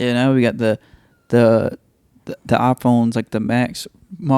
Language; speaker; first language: English; native; English